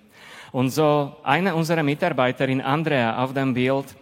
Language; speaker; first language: German; non-native, fluent; Slovak